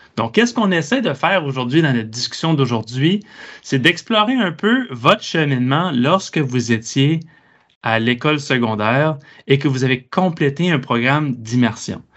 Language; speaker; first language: French; native; French